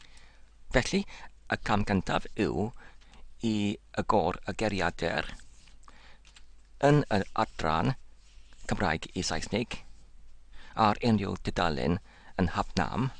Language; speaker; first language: Welsh; non-native, learner; English